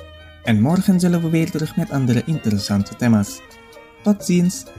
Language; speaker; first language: Dutch; non-native, fluent; Indonesian